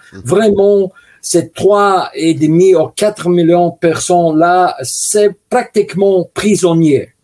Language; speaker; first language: French; non-native, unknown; Russian